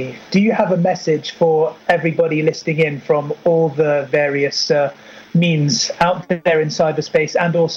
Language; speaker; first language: English; non-native, local second language; Irish